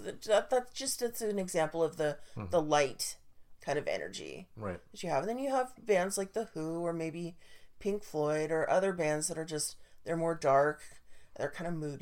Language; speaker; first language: English; native; English